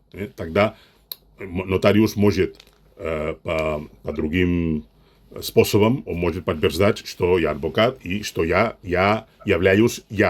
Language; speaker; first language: Russian; non-native, fluent; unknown